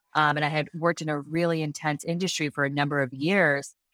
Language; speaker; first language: English; native; English